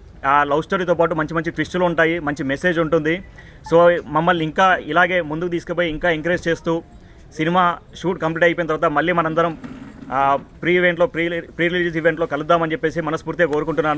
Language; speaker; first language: Telugu; native; Telugu